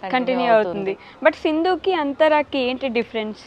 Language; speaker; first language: Telugu; native; Telugu